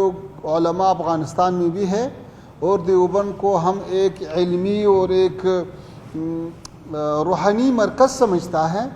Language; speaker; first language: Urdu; non-native, fluent; Pashto